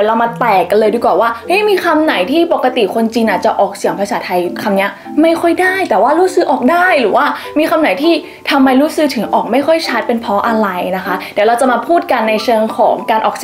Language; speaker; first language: Thai; native; Thai